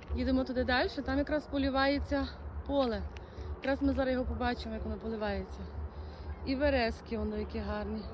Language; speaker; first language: Ukrainian; non-native, local second language; Russian